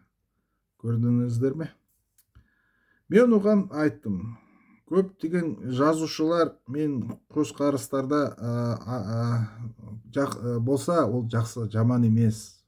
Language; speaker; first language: Kazakh; non-native, local second language; Russian